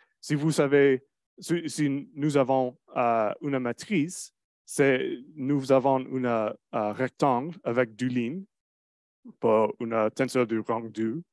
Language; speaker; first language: French; non-native, learner; English